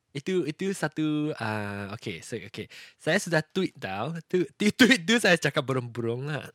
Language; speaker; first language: Malay; non-native, local second language; Chinese